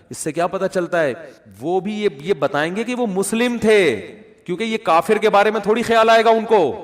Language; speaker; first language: Urdu; native; Urdu